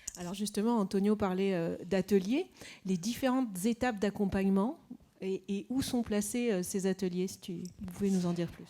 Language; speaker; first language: French; native; French